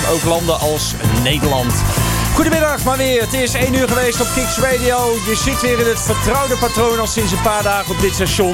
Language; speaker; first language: Dutch; native; Dutch